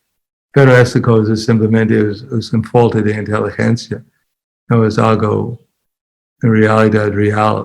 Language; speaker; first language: Spanish; non-native, fluent; English